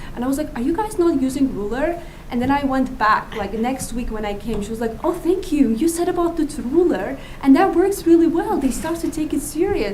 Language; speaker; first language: English; non-native, fluent; Azerbaijani